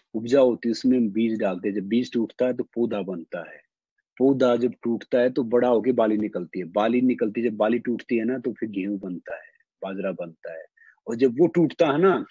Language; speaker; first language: Hindi; native; Hindi